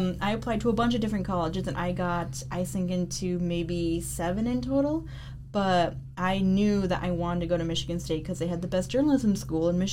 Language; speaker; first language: English; native; English